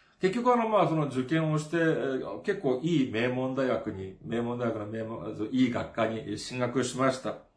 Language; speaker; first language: Japanese; non-native, fluent; Korean